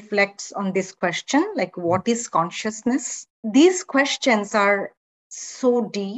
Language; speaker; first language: English; non-native, local second language; Bangla